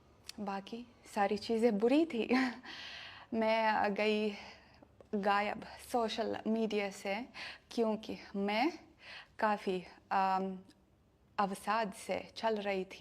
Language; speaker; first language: Hindi; non-native, fluent; Russian